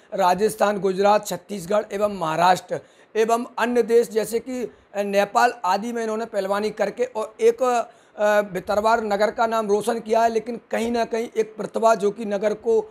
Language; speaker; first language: Hindi; native; Hindi